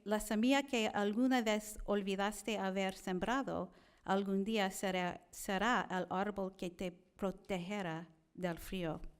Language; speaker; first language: Spanish; early bilingual, other home language; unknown